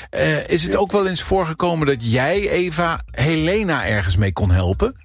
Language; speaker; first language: Dutch; native; Dutch